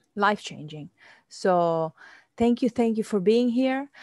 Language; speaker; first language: English; non-native, fluent; Italian